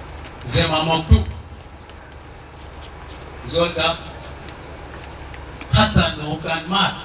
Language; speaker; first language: Arabic; non-native, local second language; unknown